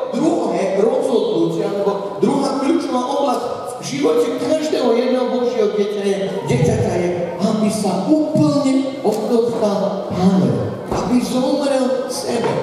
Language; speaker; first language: Slovak; native; Slovak